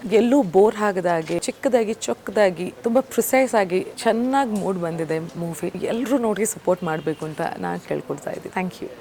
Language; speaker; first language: Kannada; native; Kannada